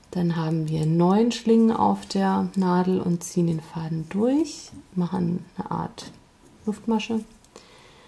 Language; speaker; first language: German; native; German